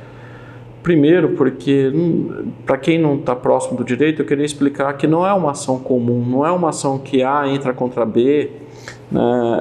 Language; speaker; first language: Portuguese; native; Portuguese